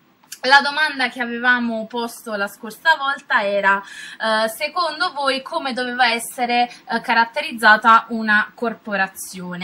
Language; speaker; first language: Italian; native; Italian